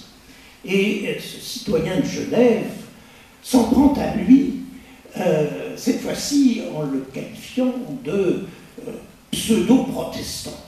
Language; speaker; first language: French; native; French